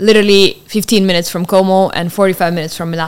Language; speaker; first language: English; non-native, fluent; Italian